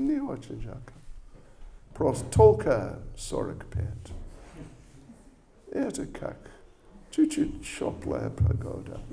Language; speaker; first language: Russian; non-native, learner; English